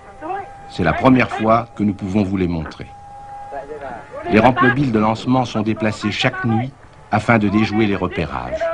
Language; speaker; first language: French; native; French